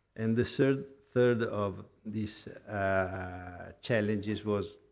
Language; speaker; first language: English; non-native, fluent; Italian